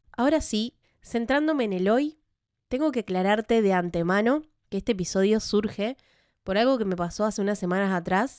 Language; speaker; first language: Spanish; native; Spanish